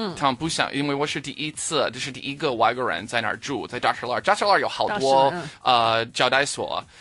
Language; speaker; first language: Chinese; non-native, fluent; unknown